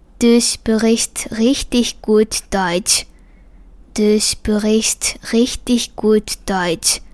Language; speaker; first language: German; non-native, fluent; Japanese